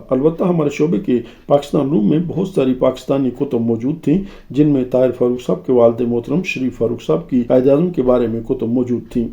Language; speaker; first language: Urdu; native; Urdu